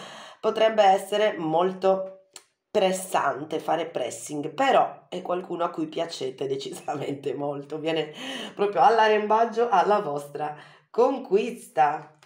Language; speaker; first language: Italian; native; Italian